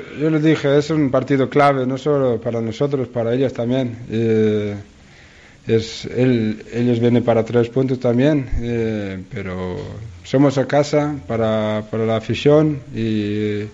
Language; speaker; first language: Spanish; non-native, learner; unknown